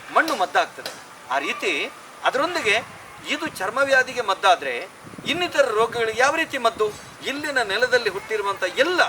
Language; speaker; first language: Kannada; non-native, local second language; Tulu